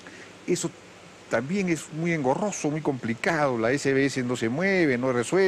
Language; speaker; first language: Spanish; native; Spanish